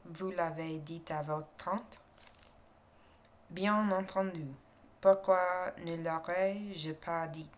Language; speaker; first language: French; non-native, learner; English